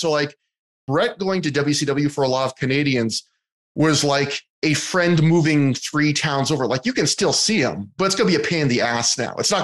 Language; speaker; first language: English; native; English